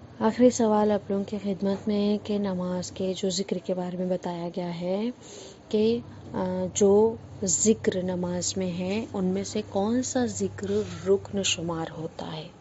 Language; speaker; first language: Urdu; native; Urdu